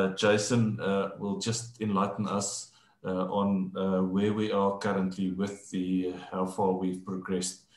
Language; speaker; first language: English; non-native, local second language; Afrikaans